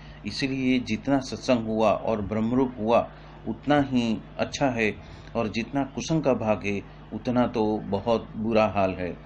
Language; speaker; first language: Hindi; non-native, local second language; Gujarati